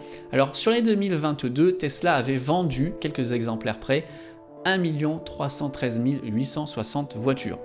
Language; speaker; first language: French; native; French